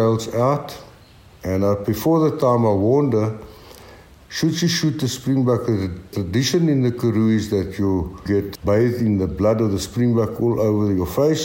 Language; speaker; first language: English; native; English